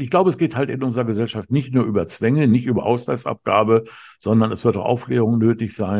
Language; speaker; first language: German; native; German